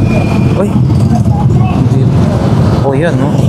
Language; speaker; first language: Filipino; native; Filipino